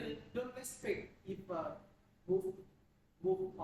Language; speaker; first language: English; non-native, learner; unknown